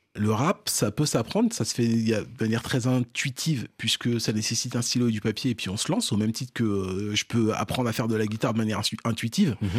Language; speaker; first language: French; early bilingual, other home language; Fon